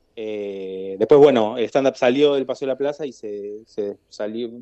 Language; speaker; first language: Spanish; native; Spanish